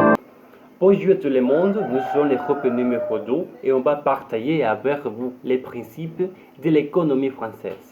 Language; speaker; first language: French; non-native, learner; Spanish